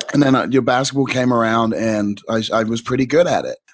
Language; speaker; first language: English; native; English